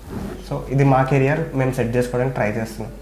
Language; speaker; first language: Telugu; native; Telugu